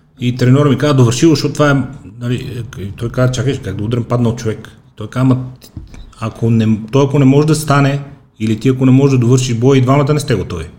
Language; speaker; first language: Bulgarian; native; Bulgarian